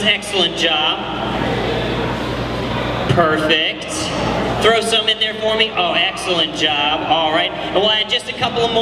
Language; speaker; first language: English; native; English